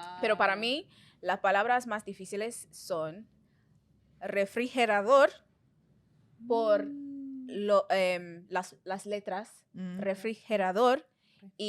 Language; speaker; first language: Spanish; non-native, fluent; English